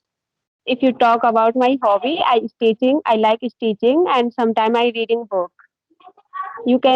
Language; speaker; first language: English; non-native, learner; Hindi